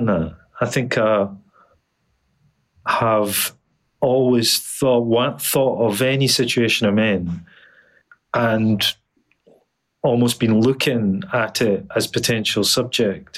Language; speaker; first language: English; native; English